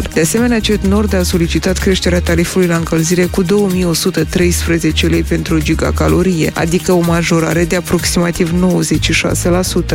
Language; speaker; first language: Romanian; native; Romanian